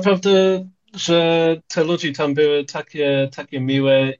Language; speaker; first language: Polish; early bilingual, heritage; English